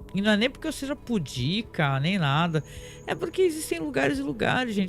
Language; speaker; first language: Portuguese; native; Portuguese